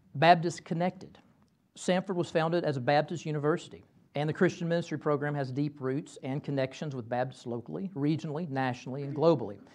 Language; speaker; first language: English; native; English